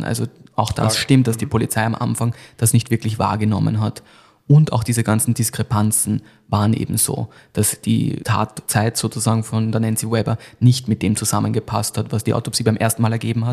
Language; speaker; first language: German; native; German